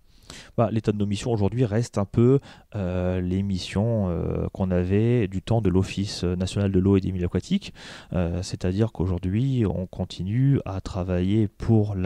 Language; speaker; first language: French; native; French